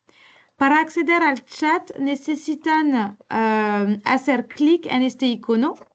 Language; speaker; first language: Spanish; non-native, learner; French